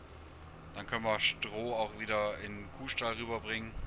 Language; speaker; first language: German; native; German